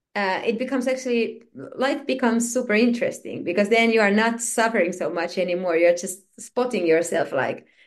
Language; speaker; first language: English; non-native, fluent; Finnish